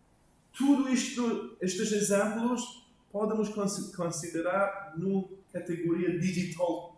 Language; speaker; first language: Portuguese; non-native, learner; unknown